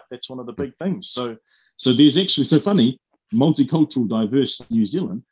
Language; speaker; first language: English; native; English